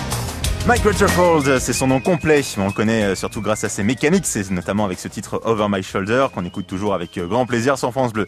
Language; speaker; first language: French; native; French